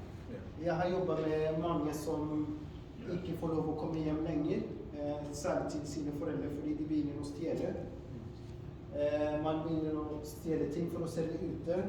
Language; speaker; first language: Norwegian; non-native, fluent; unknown